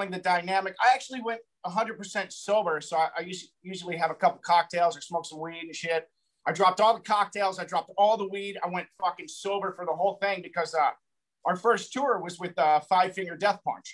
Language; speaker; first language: English; native; English